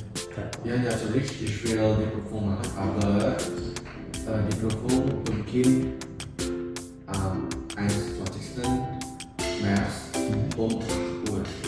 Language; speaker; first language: German; non-native, learner; Indonesian